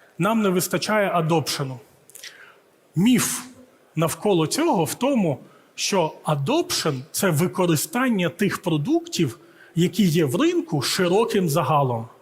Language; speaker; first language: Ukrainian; early bilingual, heritage; Ukrainian